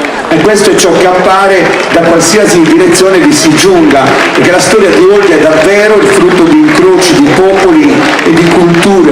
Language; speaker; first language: Italian; native; Italian